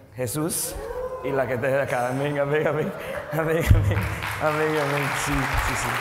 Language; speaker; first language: Spanish; native; Spanish